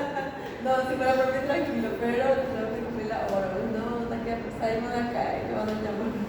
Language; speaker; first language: Spanish; native; Spanish